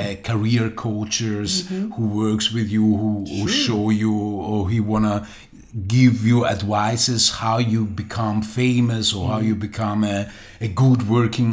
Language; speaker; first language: English; non-native, learner; German